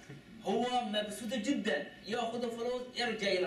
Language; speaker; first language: Arabic; non-native, learner; Chinese